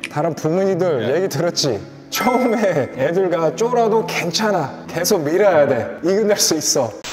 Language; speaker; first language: Korean; non-native, learner; English